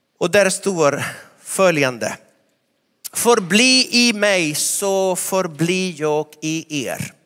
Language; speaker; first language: Swedish; non-native, fluent; Spanish